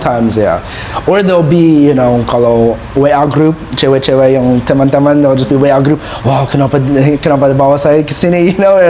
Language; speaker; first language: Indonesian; non-native, learner; English